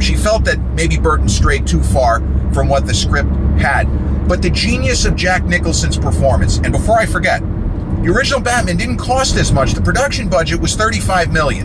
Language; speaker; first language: English; native; English